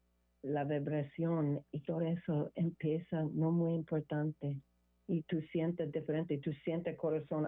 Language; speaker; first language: Spanish; non-native, learner; English